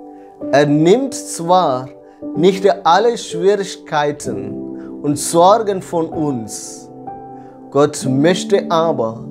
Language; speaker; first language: German; non-native, fluent; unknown